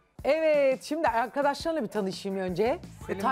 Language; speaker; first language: Turkish; native; Turkish